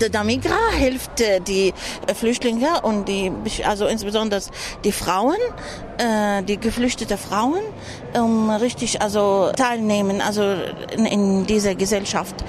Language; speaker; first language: German; non-native, learner; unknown